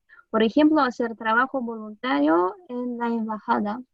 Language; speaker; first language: Spanish; non-native, fluent; Russian